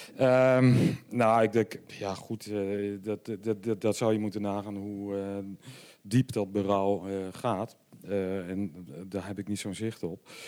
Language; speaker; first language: Dutch; native; Dutch